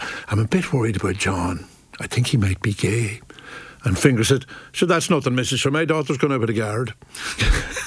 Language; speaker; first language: English; native; English